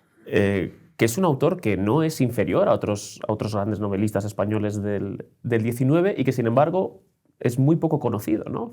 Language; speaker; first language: Spanish; native; Spanish